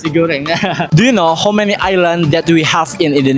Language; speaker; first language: English; non-native, learner; Indonesian